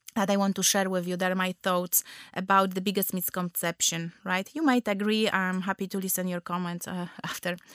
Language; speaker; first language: English; non-native, fluent; Polish